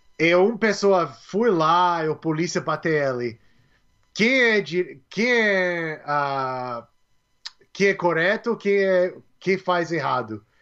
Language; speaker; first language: Portuguese; non-native, learner; English